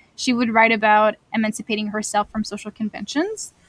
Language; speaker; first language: English; non-native, fluent; French